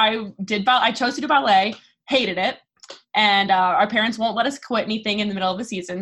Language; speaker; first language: English; native; English